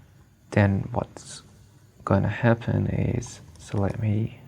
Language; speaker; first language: English; non-native, fluent; Persian